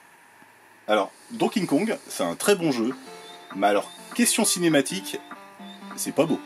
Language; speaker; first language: French; native; French